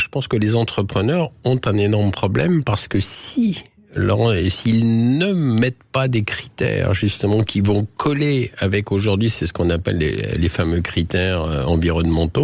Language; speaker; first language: French; native; French